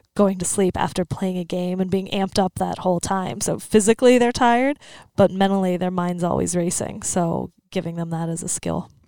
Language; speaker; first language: English; native; English